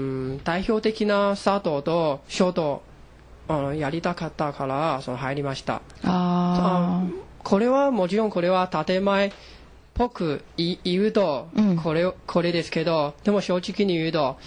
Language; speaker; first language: Japanese; non-native, fluent; Chinese